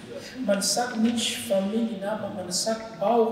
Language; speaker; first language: German; non-native, learner; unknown